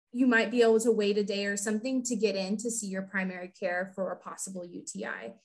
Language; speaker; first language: English; native; English